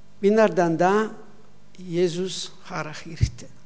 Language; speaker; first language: Mongolian; non-native, learner; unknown